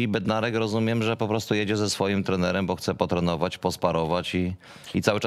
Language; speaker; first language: Polish; native; Polish